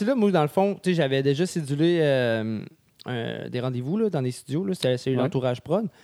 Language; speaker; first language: French; native; French